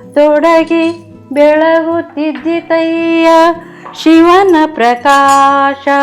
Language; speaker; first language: Kannada; native; Kannada